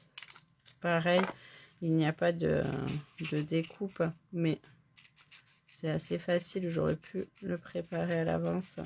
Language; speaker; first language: French; native; French